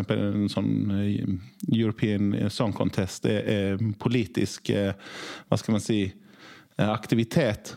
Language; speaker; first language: Norwegian; early bilingual, other home language; Swedish